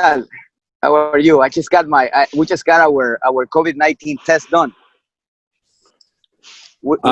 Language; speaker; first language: English; non-native, fluent; Spanish